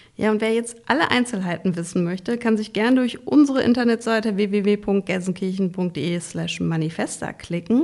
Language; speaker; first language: German; native; German